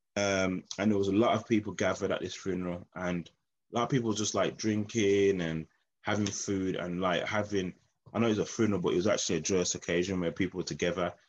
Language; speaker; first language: English; native; English